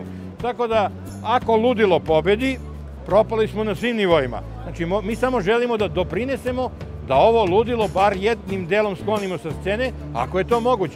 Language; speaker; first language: Serbian; native; Serbian